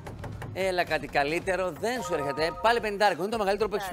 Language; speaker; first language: Greek; native; Greek